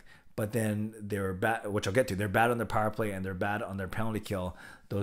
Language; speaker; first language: English; native; English